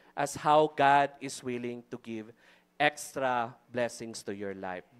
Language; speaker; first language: English; non-native, local second language; Filipino